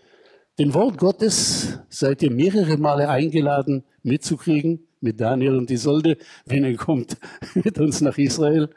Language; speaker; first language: German; non-native, fluent; Hebrew